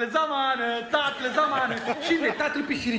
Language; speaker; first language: Turkish; non-native, fluent; Italian